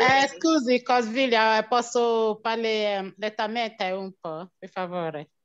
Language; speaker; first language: Italian; non-native, learner; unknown